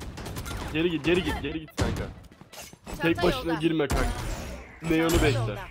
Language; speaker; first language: Turkish; native; Turkish